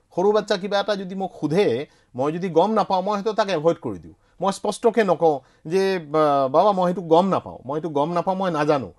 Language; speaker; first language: Assamese; non-native, local second language; Bangla